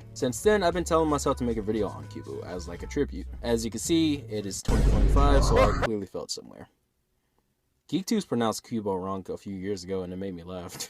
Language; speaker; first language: English; native; English